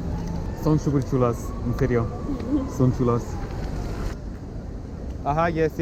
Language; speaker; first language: Spanish; non-native, learner; English